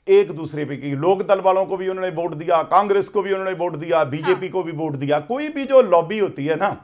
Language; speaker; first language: Hindi; native; Hindi